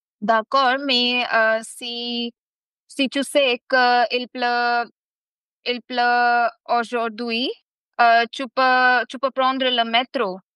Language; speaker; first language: French; non-native, fluent; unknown